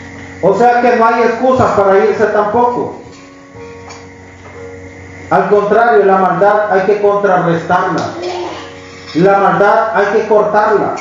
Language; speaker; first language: Spanish; native; Spanish